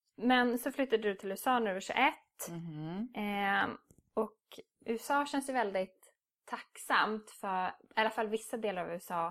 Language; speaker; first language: Swedish; native; Swedish